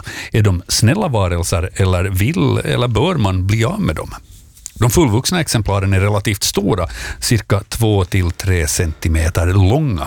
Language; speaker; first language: Swedish; native; Swedish